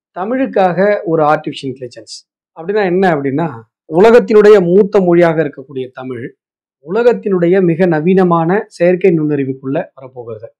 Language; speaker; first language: Tamil; native; Tamil